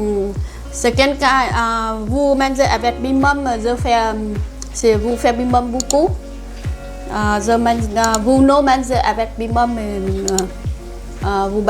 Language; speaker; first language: French; non-native, learner; Vietnamese